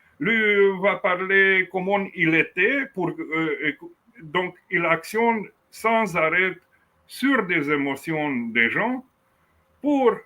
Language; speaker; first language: French; non-native, fluent; Romanian